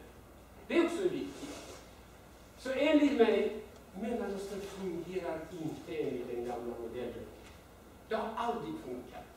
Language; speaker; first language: Swedish; non-native, fluent; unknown